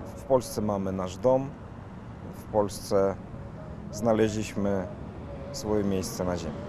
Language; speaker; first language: Polish; early bilingual, heritage; Kazakh